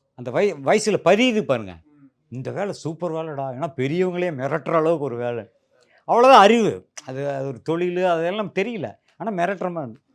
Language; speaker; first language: Tamil; native; Tamil